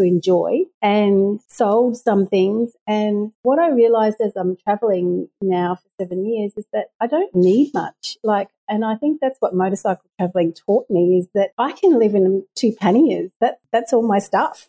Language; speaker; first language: English; native; English